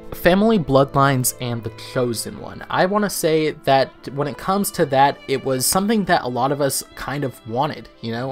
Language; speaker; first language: English; native; English